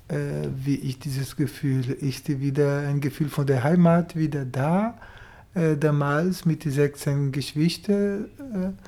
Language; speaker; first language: German; non-native, fluent; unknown